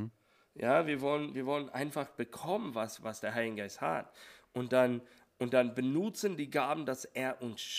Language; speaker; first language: German; non-native, learner; English